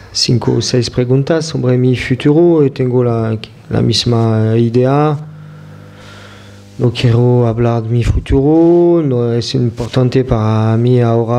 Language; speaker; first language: Spanish; non-native, fluent; French